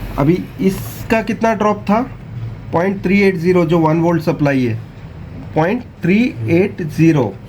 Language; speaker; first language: Hindi; non-native, local second language; Gujarati